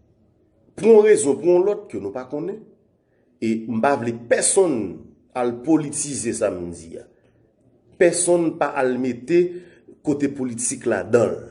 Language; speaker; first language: French; non-native, learner; Haitian Creole